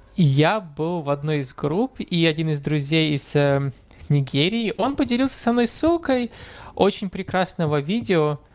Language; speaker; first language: Russian; non-native, fluent; Arabic